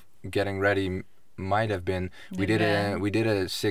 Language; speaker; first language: English; non-native, fluent; Dutch